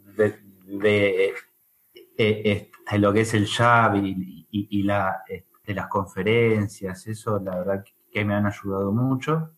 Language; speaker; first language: Spanish; native; Spanish